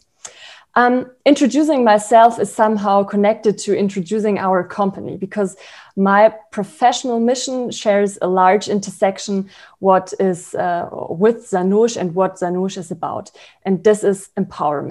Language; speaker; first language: English; non-native, fluent; German